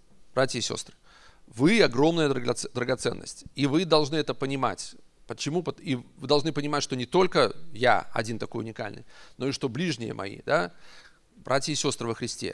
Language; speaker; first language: Russian; native; Russian